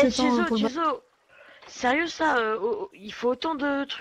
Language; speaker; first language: French; native; French